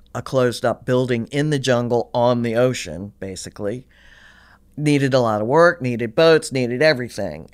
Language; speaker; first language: English; native; English